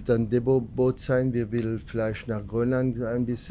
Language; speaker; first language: German; non-native, learner; French